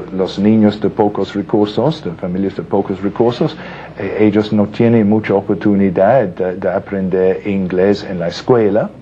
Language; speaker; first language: Spanish; non-native, fluent; English